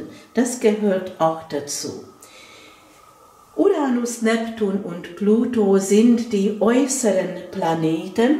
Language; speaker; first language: German; non-native, fluent; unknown